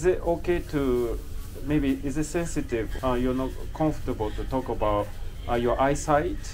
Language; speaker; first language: English; non-native, fluent; Japanese